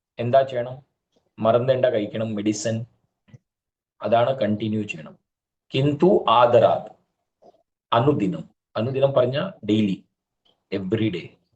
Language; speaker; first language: Malayalam; early bilingual, heritage; Malayalam